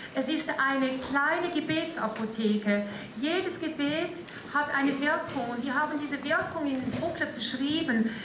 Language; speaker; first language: German; native; German